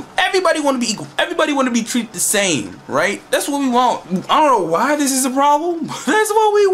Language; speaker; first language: English; native; English